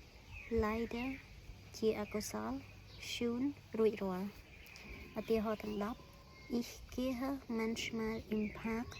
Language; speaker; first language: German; non-native, learner; Khmer